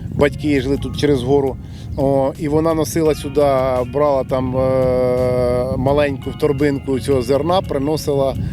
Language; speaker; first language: Ukrainian; native; Ukrainian